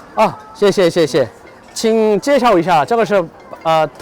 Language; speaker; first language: Chinese; non-native, learner; Korean